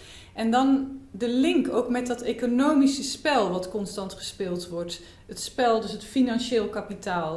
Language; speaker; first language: Dutch; native; Dutch